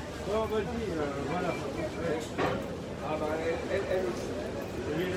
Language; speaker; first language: French; native; French